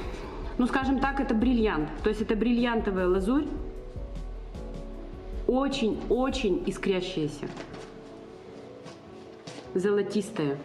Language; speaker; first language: Russian; native; Russian